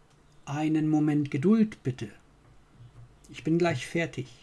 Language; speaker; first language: German; non-native, fluent; English